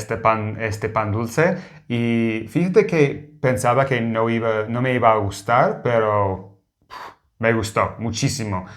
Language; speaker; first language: Spanish; non-native, fluent; English